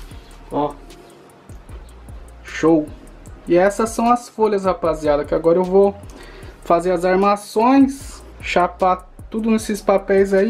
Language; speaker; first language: Portuguese; native; Portuguese